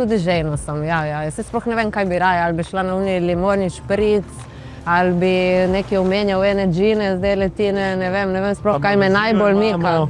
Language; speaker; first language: Slovenian; native; Slovenian